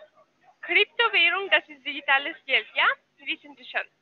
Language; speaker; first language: German; non-native, learner; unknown